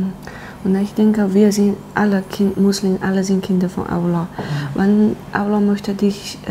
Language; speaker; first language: German; non-native, learner; Chinese